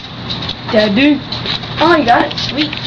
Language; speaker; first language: English; native; English